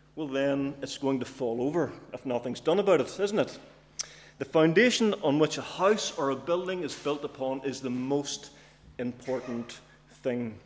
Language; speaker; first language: English; native; English